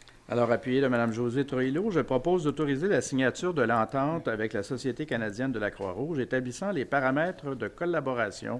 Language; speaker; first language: French; native; French